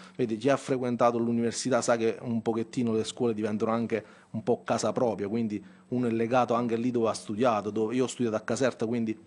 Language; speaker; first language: Italian; native; Italian